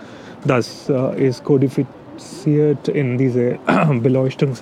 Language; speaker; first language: German; non-native, fluent; English